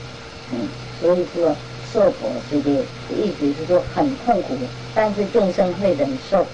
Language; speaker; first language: Chinese; non-native, fluent; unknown